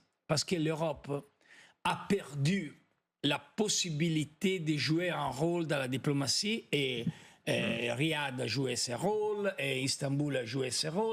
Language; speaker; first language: French; non-native, fluent; Italian